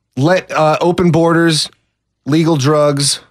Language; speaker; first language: English; native; English